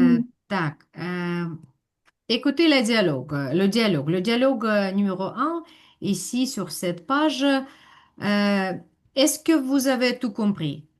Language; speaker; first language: French; non-native, fluent; Ukrainian